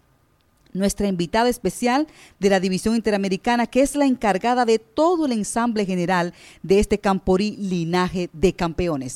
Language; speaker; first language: Spanish; native; Spanish